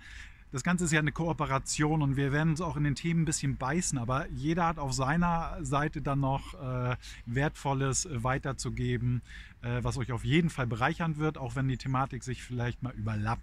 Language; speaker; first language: German; native; German